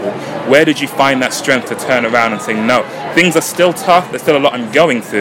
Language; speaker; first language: English; non-native, local second language; Ganda